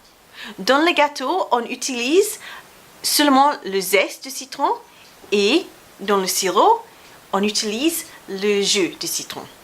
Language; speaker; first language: French; non-native, fluent; English